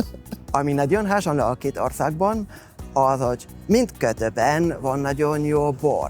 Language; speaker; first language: Hungarian; non-native, fluent; Spanish